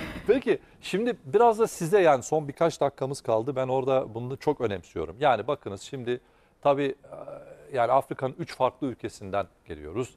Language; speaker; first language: Turkish; native; Turkish